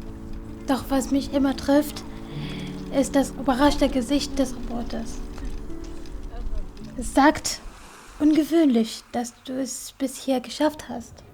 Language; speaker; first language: German; non-native, fluent; Kurdish